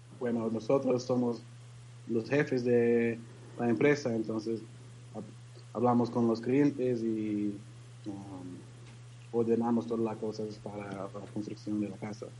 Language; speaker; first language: Spanish; non-native, learner; English